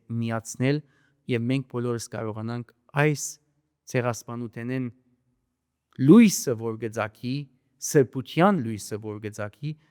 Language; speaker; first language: Armenian; early bilingual, heritage; Armenian